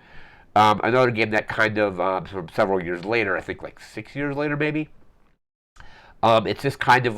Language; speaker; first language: English; native; English